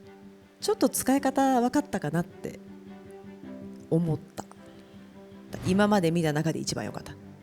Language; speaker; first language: Japanese; native; Japanese